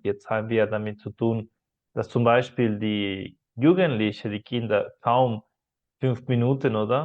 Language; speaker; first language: German; non-native, fluent; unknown